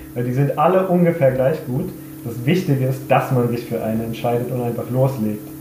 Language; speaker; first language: German; native; German